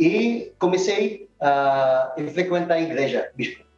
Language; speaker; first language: Portuguese; non-native, learner; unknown